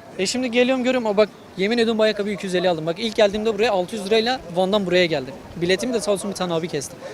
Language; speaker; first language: Turkish; non-native, local second language; Kurdish